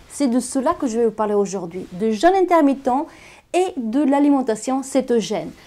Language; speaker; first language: French; non-native, fluent; Bulgarian